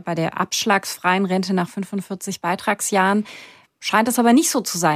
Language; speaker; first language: German; native; German